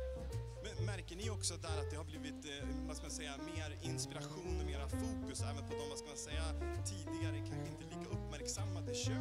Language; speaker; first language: Swedish; native; Swedish